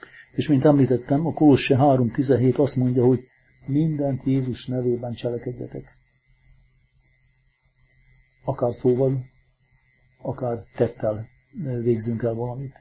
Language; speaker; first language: Hungarian; native; Hungarian